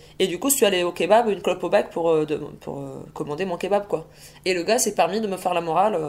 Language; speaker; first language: French; early bilingual, other home language; Arabic